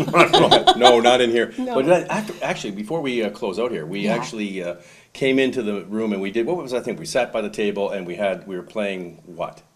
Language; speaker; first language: English; native; English